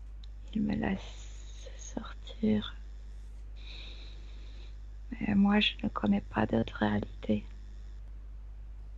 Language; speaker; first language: French; non-native, fluent; Spanish